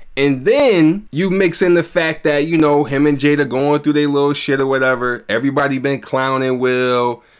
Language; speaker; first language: English; native; English